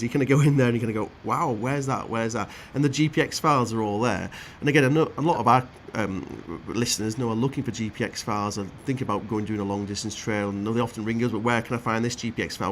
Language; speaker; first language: English; native; English